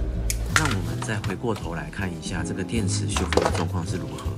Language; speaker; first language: Chinese; native; Chinese